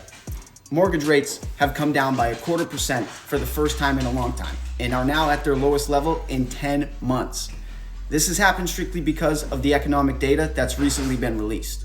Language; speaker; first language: English; native; English